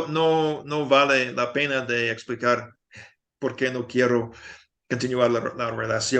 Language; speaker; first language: Spanish; non-native, fluent; English